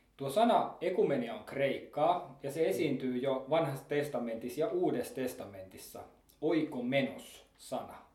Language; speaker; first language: Finnish; native; Finnish